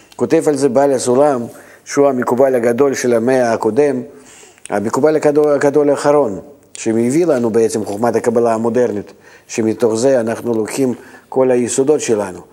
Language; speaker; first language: Hebrew; non-native, fluent; Russian